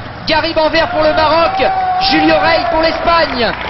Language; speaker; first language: French; native; French